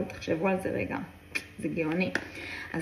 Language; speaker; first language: Hebrew; native; Hebrew